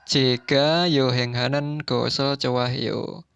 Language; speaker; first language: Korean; non-native, learner; Indonesian